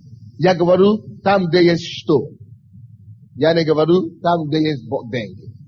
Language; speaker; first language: Russian; non-native, fluent; Yoruba